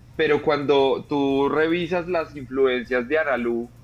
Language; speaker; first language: Spanish; native; Spanish